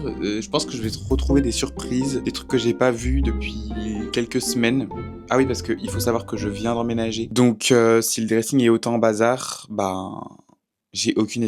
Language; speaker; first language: French; native; French